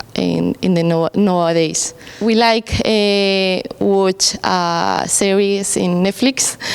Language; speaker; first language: English; non-native, learner; Spanish